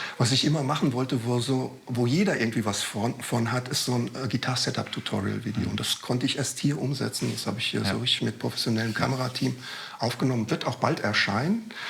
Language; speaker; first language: German; early bilingual, other home language; Croatian